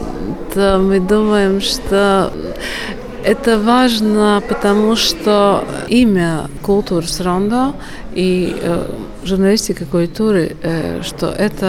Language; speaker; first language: Russian; non-native, local second language; Latvian